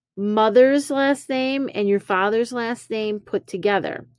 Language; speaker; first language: English; native; English